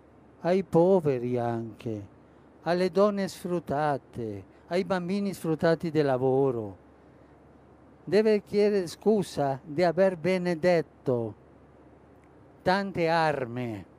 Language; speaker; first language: Italian; non-native, fluent; Spanish